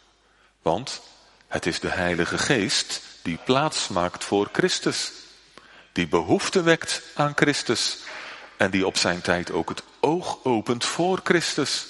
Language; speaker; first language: Dutch; native; Dutch